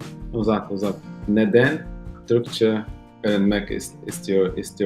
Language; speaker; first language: Turkish; non-native, learner; Portuguese